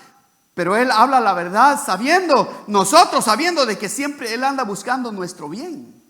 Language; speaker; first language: Spanish; native; Spanish